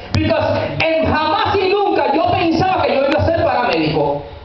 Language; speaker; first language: Spanish; early bilingual, heritage; Spanish